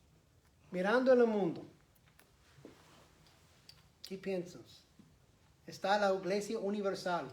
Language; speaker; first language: Spanish; non-native, fluent; English